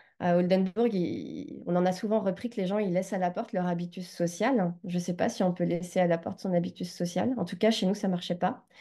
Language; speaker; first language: French; native; French